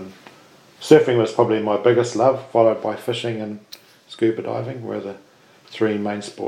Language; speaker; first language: English; native; English